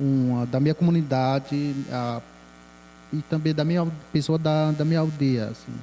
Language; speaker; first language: Portuguese; non-native, local second language; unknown